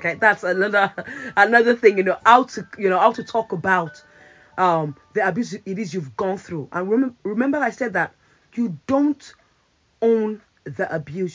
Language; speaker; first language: English; non-native, local second language; Yoruba